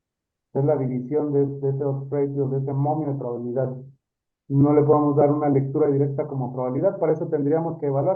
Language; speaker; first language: Spanish; native; Spanish